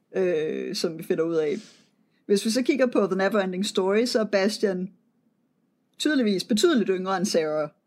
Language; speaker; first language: Danish; native; Danish